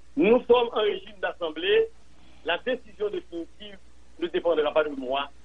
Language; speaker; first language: French; non-native, local second language; Haitian Creole